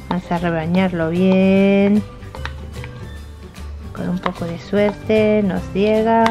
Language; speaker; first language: Spanish; native; Spanish